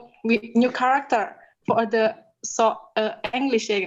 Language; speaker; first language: English; non-native, learner; Indonesian